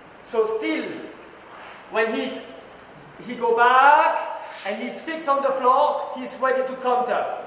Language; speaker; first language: English; non-native, fluent; French